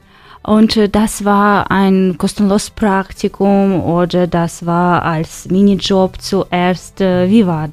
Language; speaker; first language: German; non-native, learner; Ukrainian